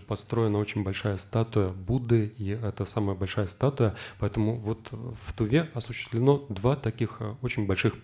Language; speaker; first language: Russian; native; Russian